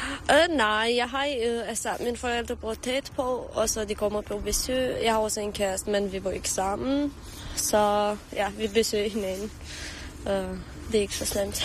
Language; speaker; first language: Danish; early bilingual, other home language; Romanian